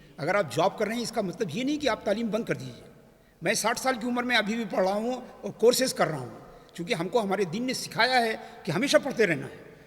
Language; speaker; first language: Urdu; native; Urdu